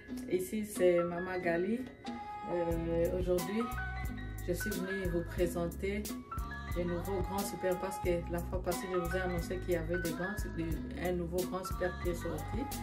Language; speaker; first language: French; non-native, local second language; Swahili